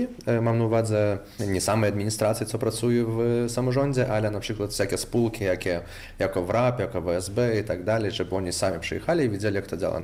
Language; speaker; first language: Polish; non-native, local second language; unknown